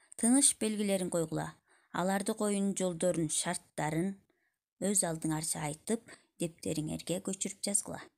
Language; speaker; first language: Kyrgyz; native; Kyrgyz